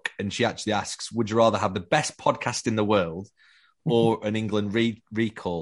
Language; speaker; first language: English; native; English